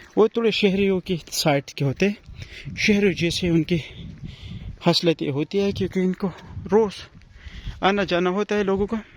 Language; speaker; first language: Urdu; non-native, local second language; Pashto